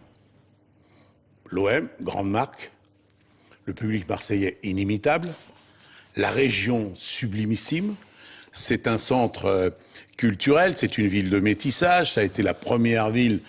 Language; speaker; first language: French; native; French